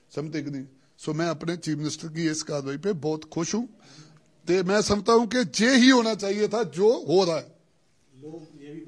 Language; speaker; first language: Hindi; non-native, local second language; Punjabi